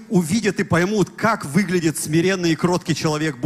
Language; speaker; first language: Russian; native; Russian